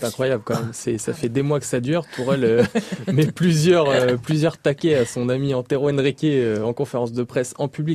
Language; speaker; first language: French; native; French